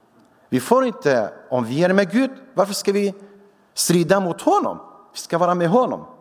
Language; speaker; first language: Swedish; non-native, fluent; Syriac